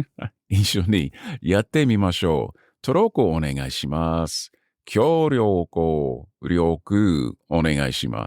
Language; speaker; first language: Japanese; non-native, learner; English